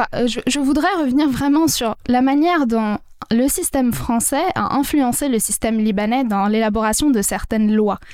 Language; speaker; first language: French; non-native, local second language; Arabic